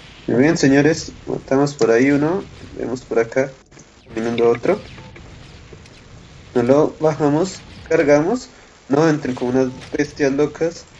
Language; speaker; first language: Spanish; native; Spanish